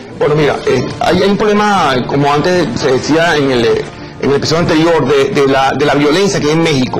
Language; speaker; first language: Spanish; native; Spanish